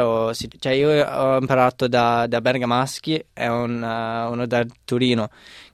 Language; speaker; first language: Italian; non-native, fluent; English